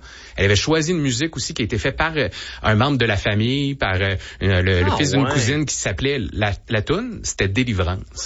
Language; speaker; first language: French; native; French